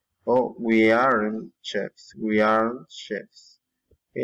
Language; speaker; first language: English; non-native, fluent; Spanish